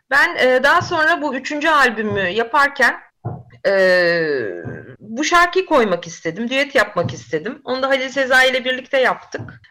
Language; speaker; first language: Turkish; native; Turkish